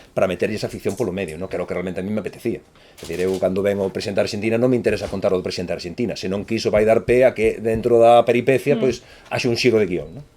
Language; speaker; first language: Galician; native; Galician